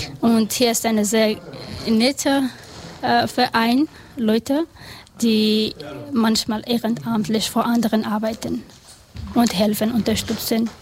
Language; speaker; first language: German; non-native, learner; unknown